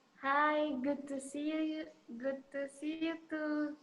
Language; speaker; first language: English; non-native, learner; Indonesian